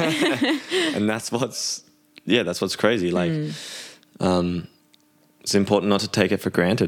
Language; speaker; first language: English; native; English